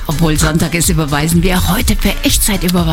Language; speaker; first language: German; native; German